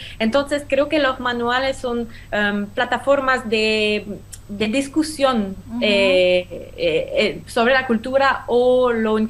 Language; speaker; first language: Spanish; non-native, fluent; French